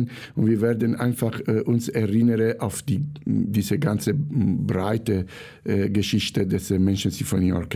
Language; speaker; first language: German; non-native, fluent; Italian